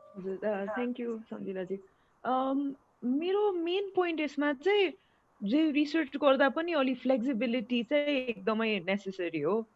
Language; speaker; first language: Nepali; non-native, local second language; Maithili